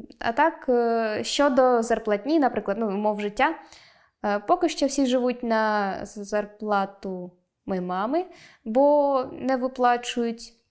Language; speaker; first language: Ukrainian; non-native, local second language; Russian